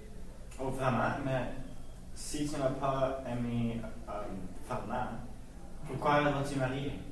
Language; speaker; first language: French; non-native, learner; English